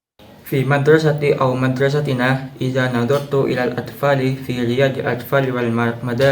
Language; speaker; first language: Arabic; non-native, learner; Indonesian